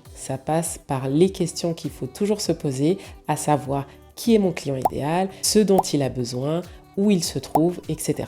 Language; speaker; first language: French; native; French